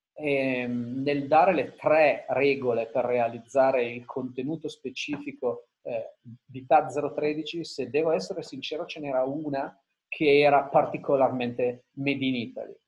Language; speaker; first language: Italian; early bilingual, heritage; Italian